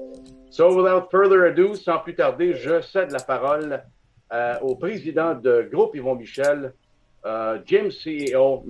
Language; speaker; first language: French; native; French